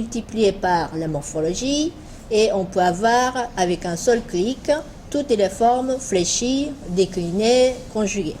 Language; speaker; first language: French; non-native, fluent; Japanese